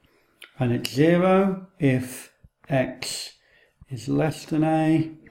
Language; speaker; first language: English; native; English